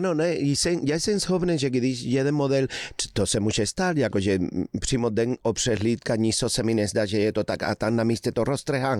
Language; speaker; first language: Czech; non-native, fluent; Spanish